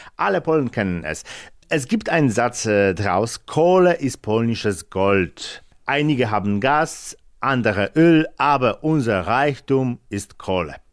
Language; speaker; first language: German; non-native, fluent; Polish